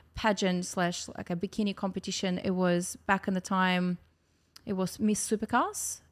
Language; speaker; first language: English; non-native, fluent; Russian